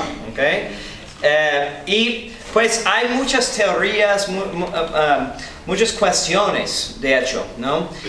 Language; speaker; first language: Spanish; non-native, fluent; English